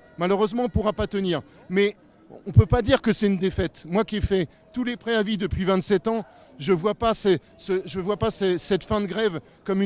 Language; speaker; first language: French; native; French